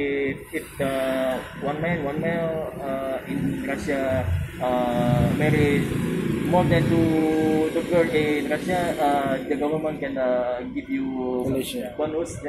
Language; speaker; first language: English; non-native, learner; Indonesian